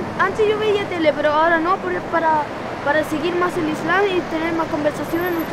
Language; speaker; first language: Spanish; early bilingual, other home language; Urdu